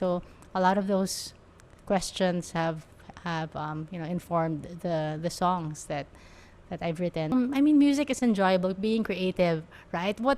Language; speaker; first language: English; non-native, local second language; Filipino